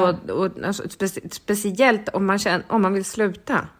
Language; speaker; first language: Swedish; native; Swedish